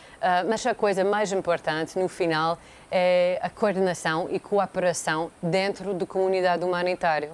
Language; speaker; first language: Portuguese; non-native, fluent; English